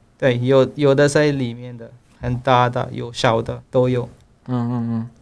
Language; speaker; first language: Chinese; non-native, learner; Spanish